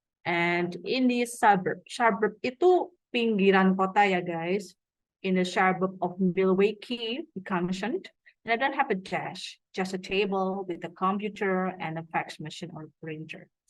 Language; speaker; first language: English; non-native, fluent; Indonesian